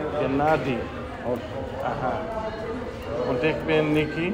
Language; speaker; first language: German; non-native, learner; English